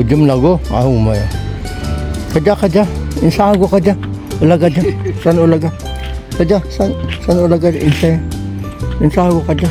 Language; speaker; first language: Korean; non-native, learner; Filipino